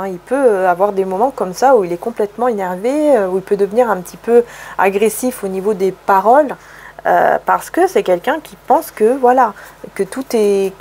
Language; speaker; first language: French; native; French